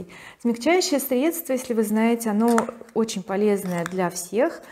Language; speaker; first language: Russian; native; Russian